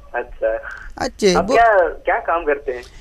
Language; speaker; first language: Hindi; non-native, local second language; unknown